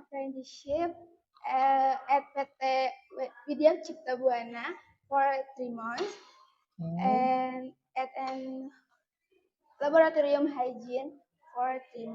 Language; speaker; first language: English; non-native, learner; Indonesian